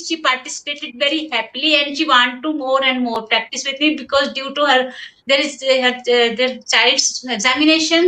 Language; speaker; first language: English; non-native, local second language; Hindi